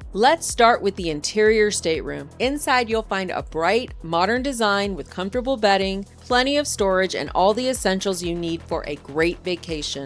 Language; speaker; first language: English; native; English